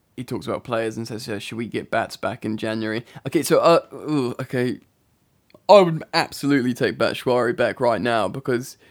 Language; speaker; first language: English; native; English